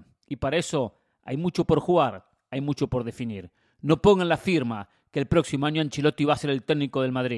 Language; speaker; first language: Spanish; native; Spanish